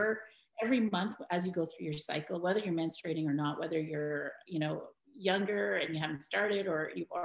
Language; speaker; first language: English; native; English